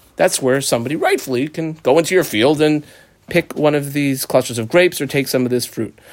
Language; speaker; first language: English; native; English